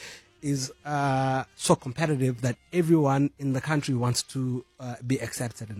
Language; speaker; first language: English; non-native, local second language; Zulu